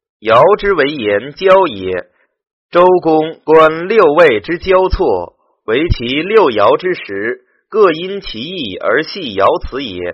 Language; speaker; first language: Chinese; native; Chinese